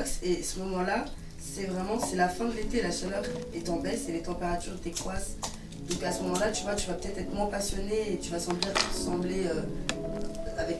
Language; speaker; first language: French; native; French